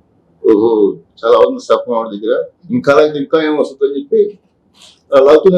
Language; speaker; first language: Telugu; native; Telugu